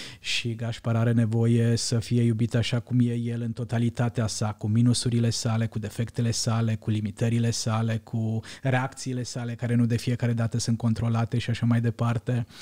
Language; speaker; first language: Romanian; non-native, local second language; Hungarian